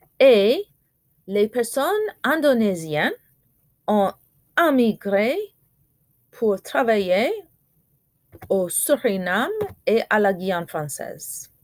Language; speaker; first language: French; non-native, fluent; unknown